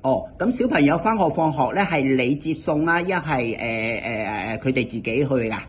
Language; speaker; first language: Cantonese; native; Cantonese